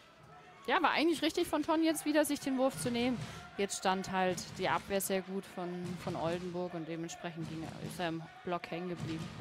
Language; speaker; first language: German; native; German